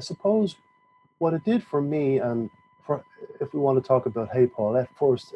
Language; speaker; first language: English; native; English